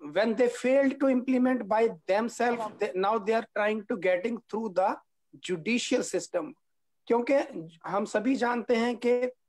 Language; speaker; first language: Hindi; native; Hindi